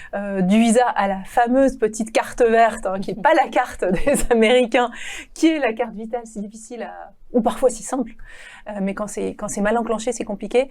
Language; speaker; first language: French; native; French